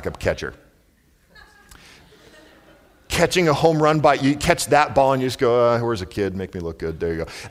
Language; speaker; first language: English; native; English